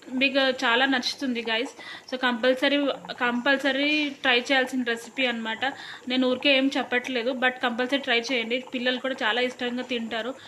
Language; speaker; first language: Telugu; non-native, local second language; Lambadi